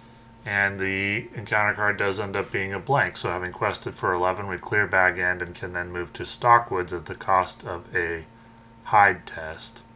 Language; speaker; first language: English; native; English